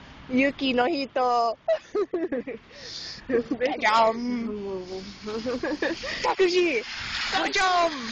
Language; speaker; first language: Japanese; non-native, learner; English